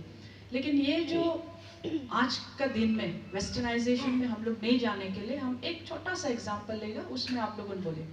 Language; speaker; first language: Hindi; non-native, local second language; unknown